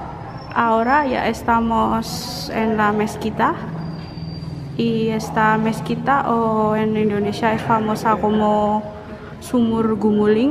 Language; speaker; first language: Spanish; non-native, learner; Indonesian